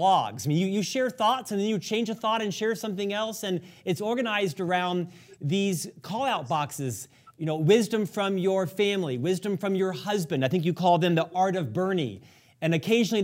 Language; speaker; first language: English; native; English